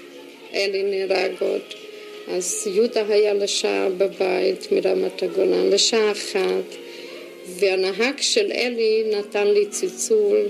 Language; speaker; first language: Hebrew; non-native, fluent; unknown